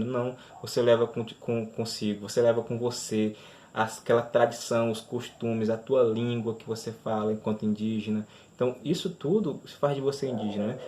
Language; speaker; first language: Portuguese; native; Portuguese